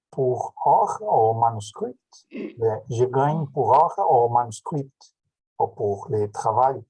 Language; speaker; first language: French; non-native, learner; Portuguese